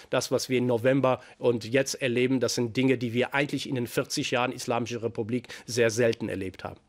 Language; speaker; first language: German; early bilingual, other home language; Persian